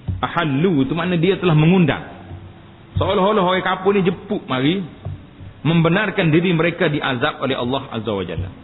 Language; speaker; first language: Malay; native; Malay